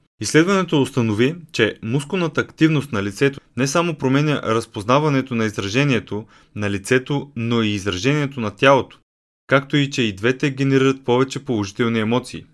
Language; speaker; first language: Bulgarian; native; Bulgarian